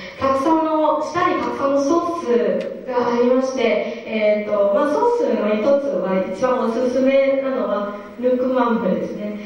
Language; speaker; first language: Japanese; non-native, fluent; Vietnamese